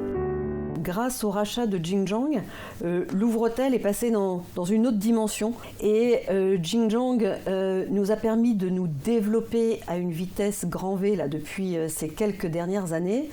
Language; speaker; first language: French; native; French